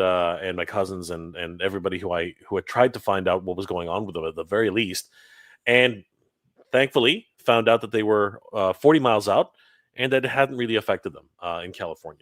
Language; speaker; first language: English; native; English